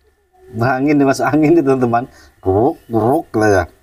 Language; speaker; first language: Indonesian; native; Indonesian